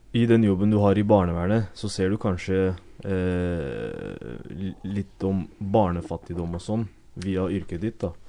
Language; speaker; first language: Norwegian; early bilingual, other home language; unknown